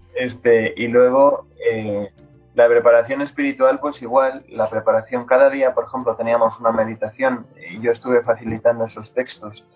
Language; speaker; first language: Spanish; native; Spanish